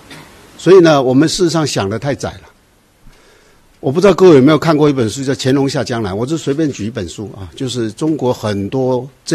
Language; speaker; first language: Chinese; native; Chinese